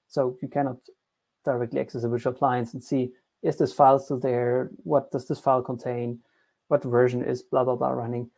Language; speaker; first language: English; non-native, fluent; German